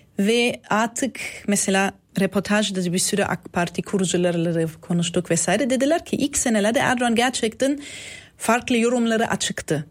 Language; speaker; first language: Turkish; non-native, fluent; German